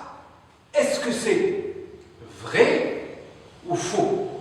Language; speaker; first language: French; non-native, local second language; Arabic